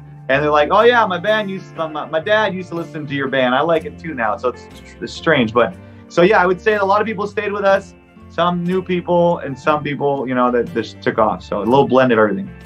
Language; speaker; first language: English; non-native, local second language; French